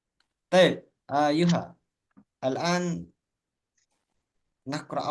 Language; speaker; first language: Arabic; non-native, fluent; Indonesian